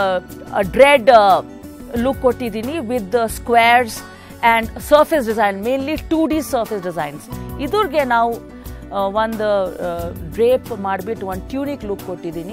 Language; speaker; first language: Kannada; non-native, local second language; Hindi